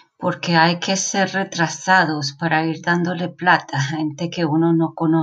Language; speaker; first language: Spanish; native; Spanish